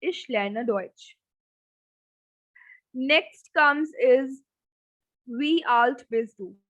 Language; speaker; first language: German; non-native, fluent; Hindi